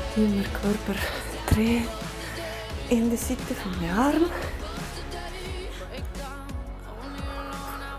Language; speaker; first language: German; non-native, learner; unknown